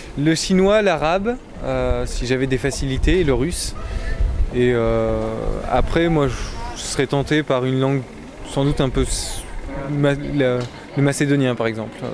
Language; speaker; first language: French; native; French